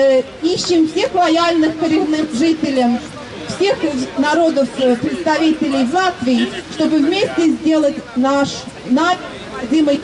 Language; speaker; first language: Russian; non-native, local second language; Latvian